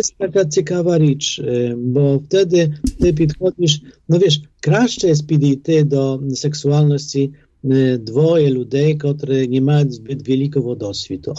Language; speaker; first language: Polish; non-native, fluent; Ukrainian